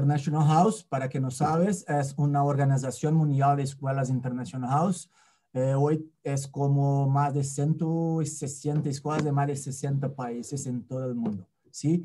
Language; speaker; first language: Spanish; non-native, fluent; Portuguese